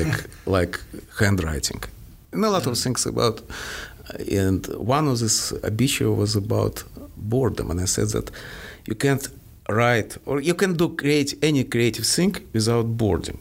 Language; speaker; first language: English; non-native, fluent; Russian